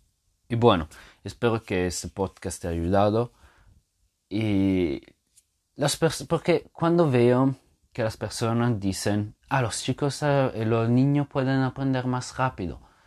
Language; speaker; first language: Spanish; non-native, fluent; Portuguese